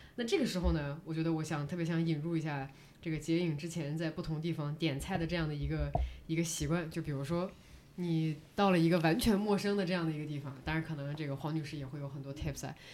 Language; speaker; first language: Chinese; native; Chinese